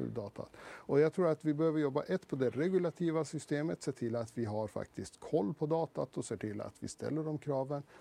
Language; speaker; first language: Swedish; early bilingual, other home language; Persian